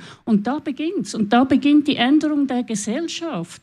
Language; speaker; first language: German; native; German